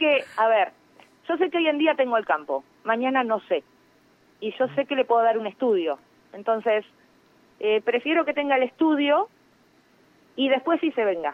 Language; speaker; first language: Spanish; native; Spanish